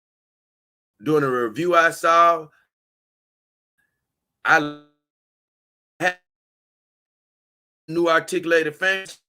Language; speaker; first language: English; native; English